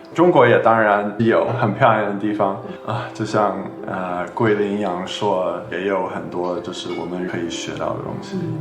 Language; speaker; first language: Chinese; non-native, fluent; English